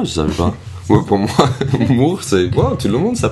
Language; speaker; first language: French; non-native, fluent; English